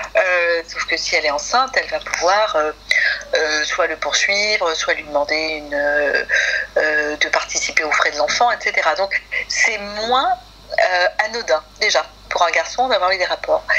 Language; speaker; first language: French; native; French